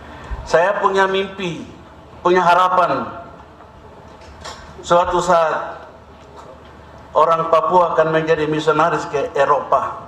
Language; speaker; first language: Indonesian; non-native, local second language; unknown